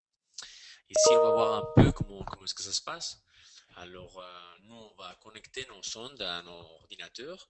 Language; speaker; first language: French; non-native, fluent; Spanish